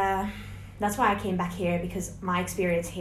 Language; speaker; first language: English; non-native, fluent; Hungarian